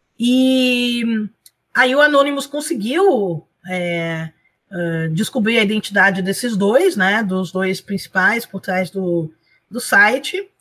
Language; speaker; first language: Portuguese; early bilingual, other home language; Spanish